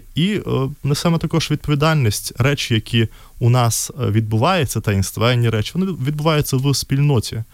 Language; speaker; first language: Ukrainian; non-native, fluent; Russian